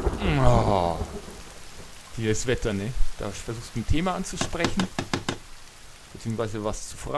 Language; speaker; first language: German; native; German